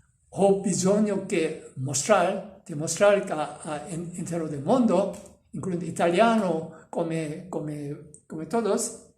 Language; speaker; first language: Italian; non-native, learner; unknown